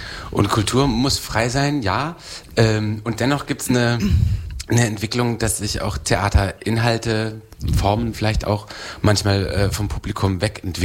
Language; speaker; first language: German; native; German